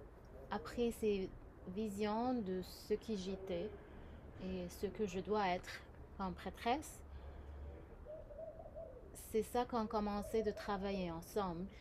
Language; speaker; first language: French; non-native, fluent; Arabic